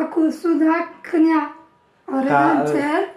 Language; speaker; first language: Indonesian; non-native, learner; Turkish